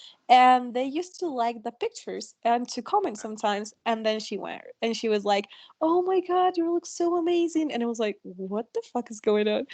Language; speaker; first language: English; non-native, fluent; Spanish